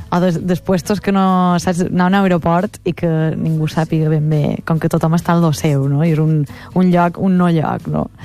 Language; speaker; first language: Catalan; native; Catalan